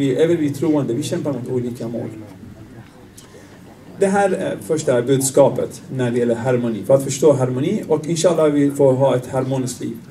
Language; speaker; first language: Swedish; non-native, fluent; Arabic